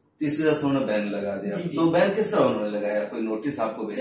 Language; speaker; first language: Hindi; native; Hindi